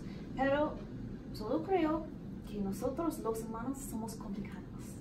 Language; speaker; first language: Spanish; non-native, learner; English